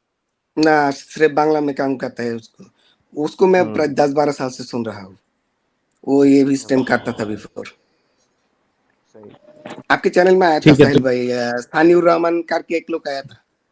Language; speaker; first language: Hindi; non-native, learner; Bangla